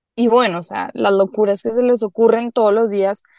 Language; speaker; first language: Spanish; native; Spanish